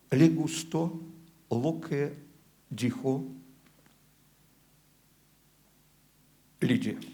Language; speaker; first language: Spanish; non-native, learner; Russian